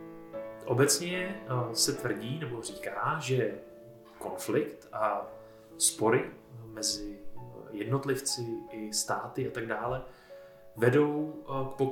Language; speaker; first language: Czech; native; Czech